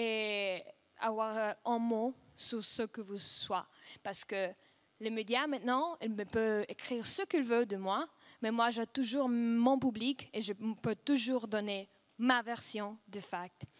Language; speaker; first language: French; non-native, fluent; Russian